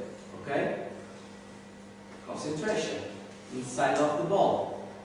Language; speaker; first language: English; non-native, learner; Portuguese